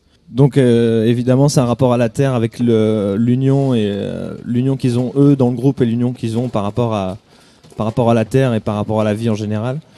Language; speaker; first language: French; native; French